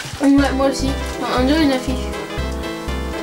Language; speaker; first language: French; native; French